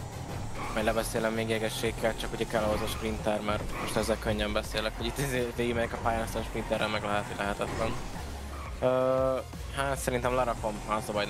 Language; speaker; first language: Hungarian; native; Hungarian